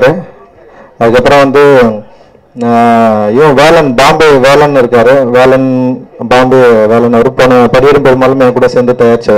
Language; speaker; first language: Tamil; native; Tamil